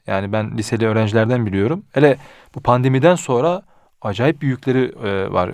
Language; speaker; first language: Turkish; early bilingual, heritage; Turkish